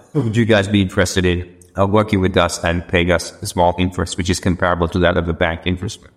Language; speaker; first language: English; non-native, local second language; Sinhala